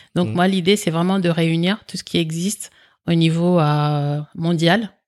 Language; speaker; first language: French; native; French